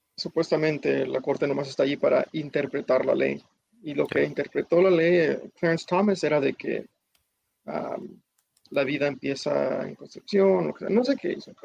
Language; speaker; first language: Spanish; early bilingual, heritage; Spanish